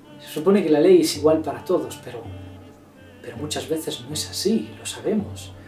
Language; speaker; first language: Spanish; non-native, fluent; Italian